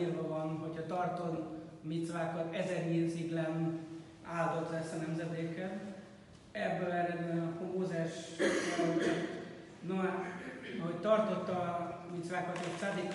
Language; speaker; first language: Hungarian; native; Hungarian